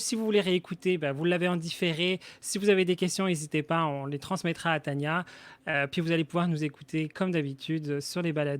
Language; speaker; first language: French; native; French